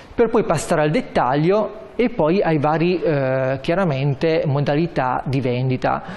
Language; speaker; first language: Italian; native; Italian